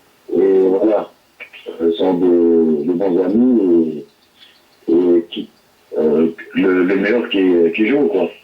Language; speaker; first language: French; non-native, local second language; Arabic